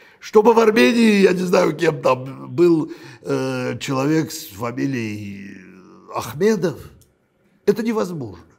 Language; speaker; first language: Russian; non-native, local second language; Armenian